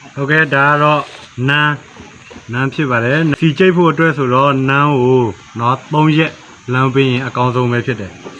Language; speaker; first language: Burmese; non-native, local second language; S'gaw Karen